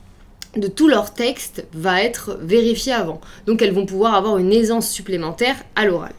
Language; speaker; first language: French; native; French